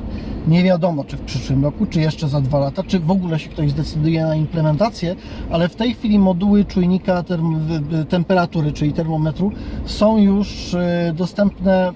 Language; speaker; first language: Polish; native; Polish